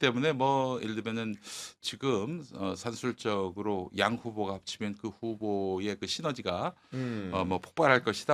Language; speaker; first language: Korean; native; Korean